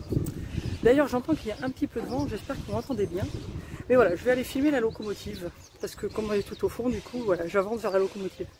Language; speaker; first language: French; native; French